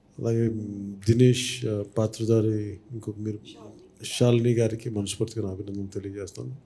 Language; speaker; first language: Telugu; native; Telugu